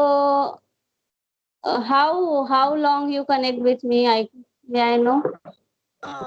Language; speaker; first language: English; non-native, learner; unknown